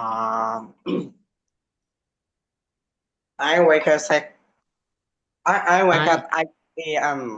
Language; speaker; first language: English; non-native, learner; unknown